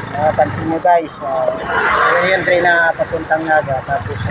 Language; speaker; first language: Filipino; non-native, local second language; Bikol